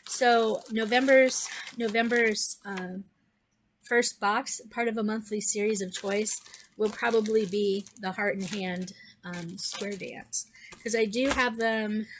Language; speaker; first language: English; native; English